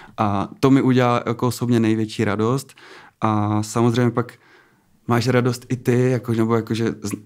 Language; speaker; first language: Czech; native; Czech